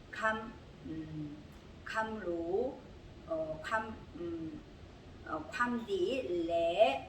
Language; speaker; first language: Thai; non-native, learner; Korean